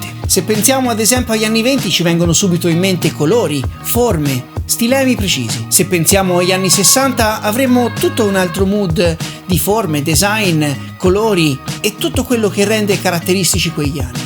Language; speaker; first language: Italian; native; Italian